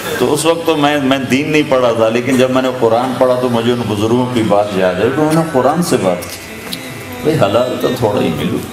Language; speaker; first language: Urdu; non-native, local second language; Punjabi